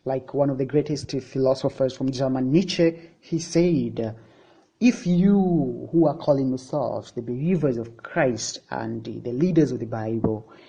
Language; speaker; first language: English; non-native, local second language; Swahili